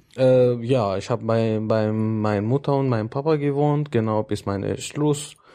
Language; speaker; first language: German; non-native, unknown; Arabic